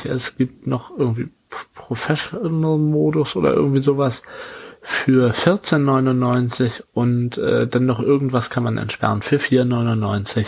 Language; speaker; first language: German; native; German